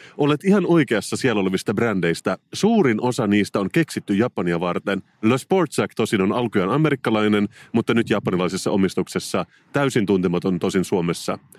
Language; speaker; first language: Finnish; native; Finnish